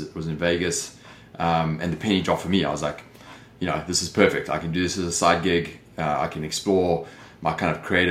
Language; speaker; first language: English; native; English